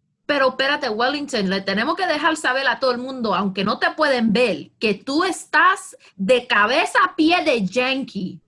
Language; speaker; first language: Spanish; early bilingual, heritage; Spanish